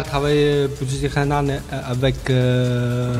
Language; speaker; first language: French; non-native, learner; Chinese